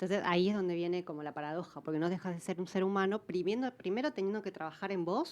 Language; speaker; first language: Spanish; native; Spanish